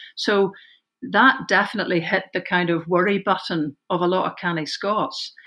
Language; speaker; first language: English; native; English